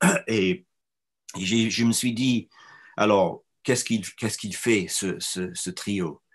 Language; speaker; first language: French; non-native, fluent; English